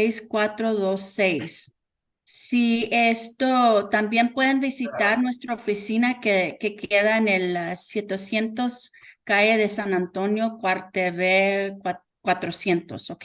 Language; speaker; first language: Spanish; early bilingual, heritage; Spanish